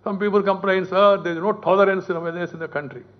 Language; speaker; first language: English; non-native, local second language; Telugu